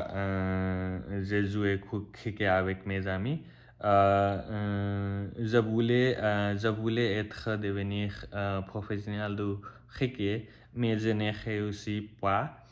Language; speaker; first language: French; non-native, learner; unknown